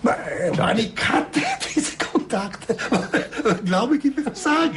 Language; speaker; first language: German; non-native, learner; Bulgarian